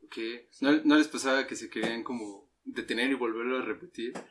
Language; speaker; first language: Spanish; native; Spanish